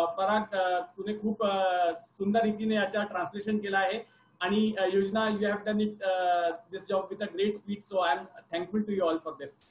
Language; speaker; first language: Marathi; non-native, local second language; Hindi